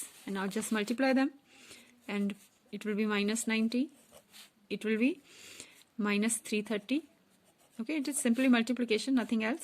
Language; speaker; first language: English; non-native, local second language; Hindi